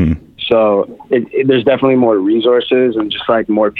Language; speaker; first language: English; native; English